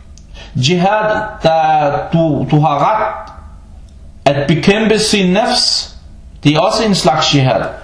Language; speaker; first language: Danish; non-native, fluent; Arabic